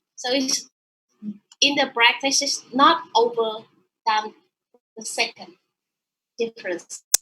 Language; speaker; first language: English; non-native, learner; Vietnamese